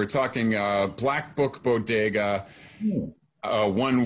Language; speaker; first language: English; native; English